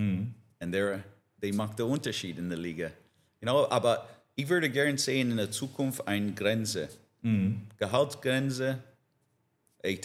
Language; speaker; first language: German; non-native, learner; English